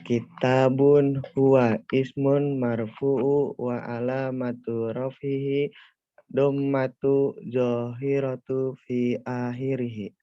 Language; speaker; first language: Arabic; non-native, learner; Indonesian